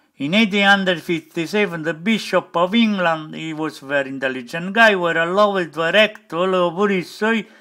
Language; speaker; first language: English; non-native, learner; Italian